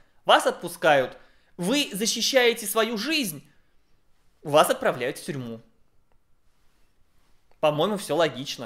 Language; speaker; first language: Russian; native; Russian